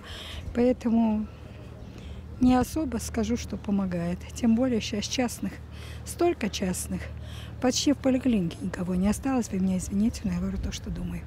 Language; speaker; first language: Russian; native; Russian